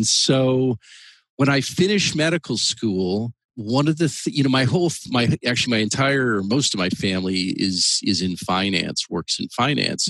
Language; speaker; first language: English; native; English